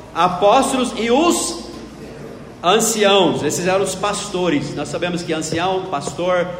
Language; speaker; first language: Portuguese; non-native, fluent; English